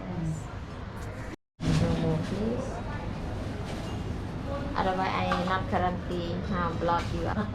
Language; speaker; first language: English; non-native, learner; Thai